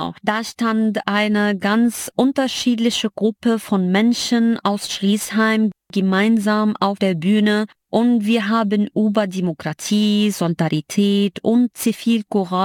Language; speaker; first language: German; non-native, fluent; Arabic